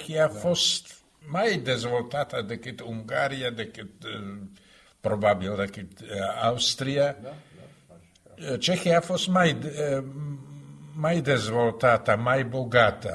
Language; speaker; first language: Romanian; non-native, fluent; Slovak